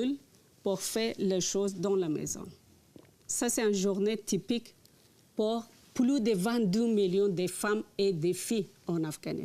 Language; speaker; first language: French; non-native, learner; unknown